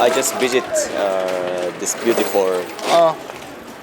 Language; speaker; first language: English; non-native, fluent; Japanese